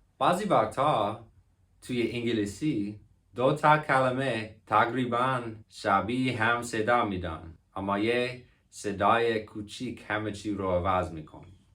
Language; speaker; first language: Persian; non-native, learner; English